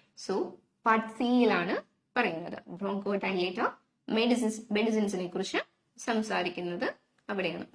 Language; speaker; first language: Malayalam; native; Malayalam